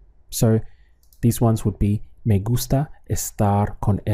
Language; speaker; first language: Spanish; non-native, fluent; English